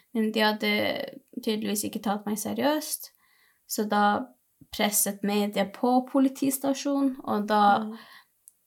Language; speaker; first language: Norwegian; non-native, local second language; Northern Sami